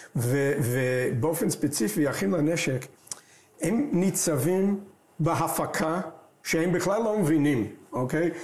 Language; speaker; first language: Hebrew; non-native, fluent; English